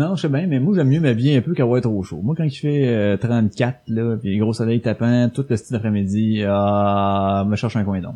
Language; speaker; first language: French; native; French